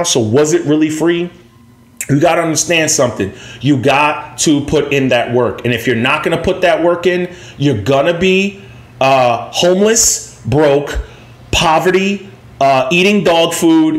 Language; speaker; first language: English; native; English